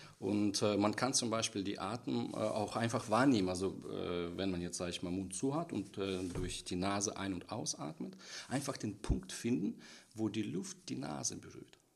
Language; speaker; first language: German; non-native, fluent; Russian